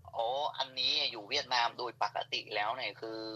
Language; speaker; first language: Thai; non-native, fluent; Vietnamese